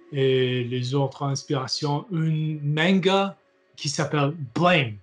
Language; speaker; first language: French; non-native, learner; English